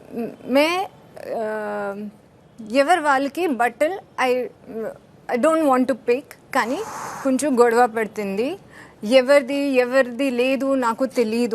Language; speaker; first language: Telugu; non-native, learner; Hindi